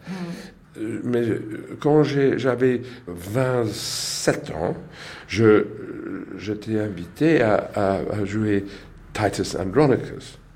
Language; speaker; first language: French; non-native, learner; English